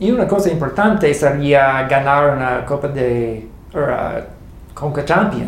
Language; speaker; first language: Spanish; non-native, fluent; English